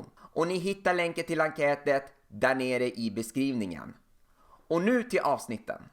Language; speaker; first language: Swedish; native; Swedish